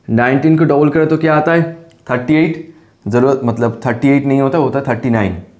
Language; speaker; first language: Hindi; non-native, local second language; Bangla